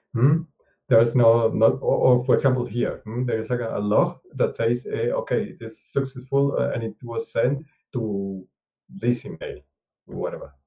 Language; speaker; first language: English; non-native, learner; Spanish